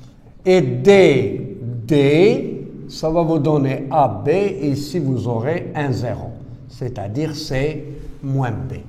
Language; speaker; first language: French; non-native, local second language; Arabic